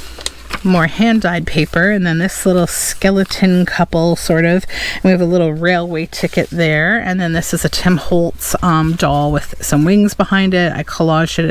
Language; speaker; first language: English; native; English